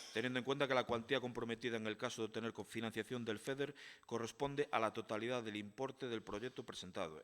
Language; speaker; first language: Spanish; non-native, local second language; Galician